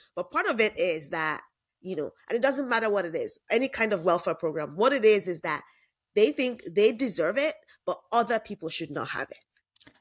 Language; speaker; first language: English; non-native, local second language; Yoruba